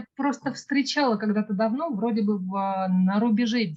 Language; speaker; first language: Russian; native; Russian